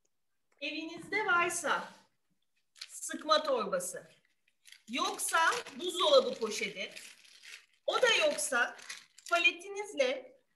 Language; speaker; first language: Turkish; native; Turkish